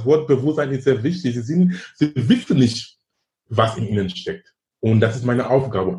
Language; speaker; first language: German; non-native, fluent; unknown